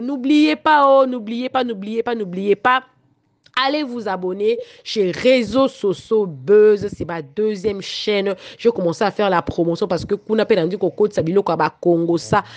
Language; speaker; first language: French; non-native, local second language; Lingala